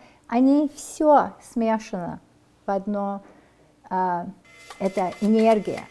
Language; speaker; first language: Russian; early bilingual, heritage; Russian